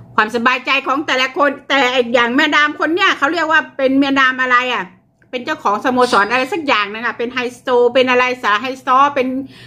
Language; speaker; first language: Thai; native; Thai